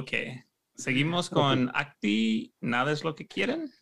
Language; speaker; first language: Spanish; early bilingual, heritage; Spanish